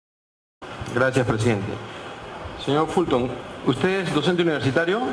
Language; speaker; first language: Spanish; native; Spanish